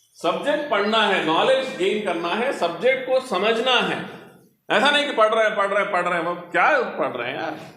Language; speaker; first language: Hindi; non-native, local second language; Telugu